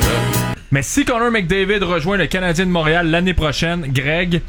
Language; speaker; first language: French; native; French